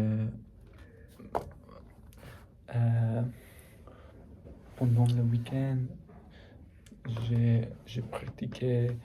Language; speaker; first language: French; non-native, learner; English